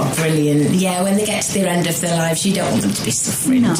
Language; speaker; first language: English; native; English